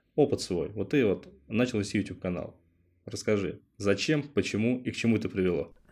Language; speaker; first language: Russian; native; Russian